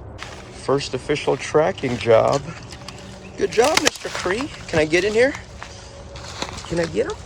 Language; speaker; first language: English; native; English